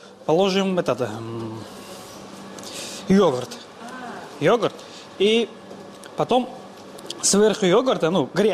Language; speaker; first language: Russian; non-native, learner; Tajik